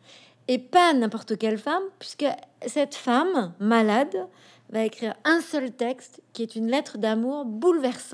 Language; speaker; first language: French; native; French